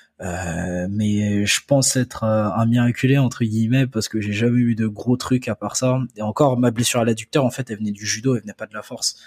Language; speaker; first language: French; early bilingual, other home language; Akan